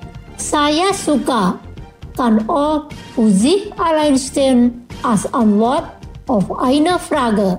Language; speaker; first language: German; non-native, fluent; Indonesian